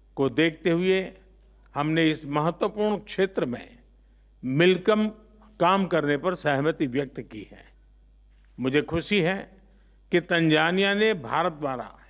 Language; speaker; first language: Hindi; non-native, local second language; Gujarati